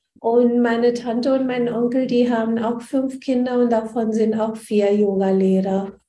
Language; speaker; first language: German; non-native, fluent; Hindi